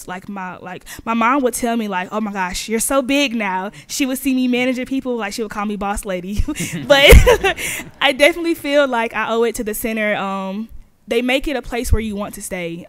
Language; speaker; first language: English; native; English